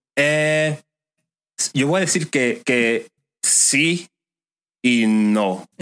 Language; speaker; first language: Spanish; non-native, fluent; English